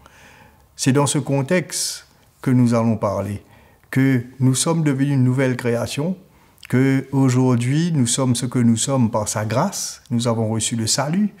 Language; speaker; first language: French; native; French